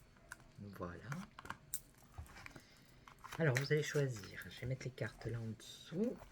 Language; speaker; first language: French; native; French